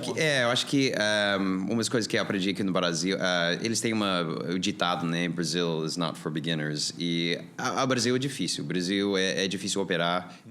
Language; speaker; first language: Portuguese; non-native, fluent; English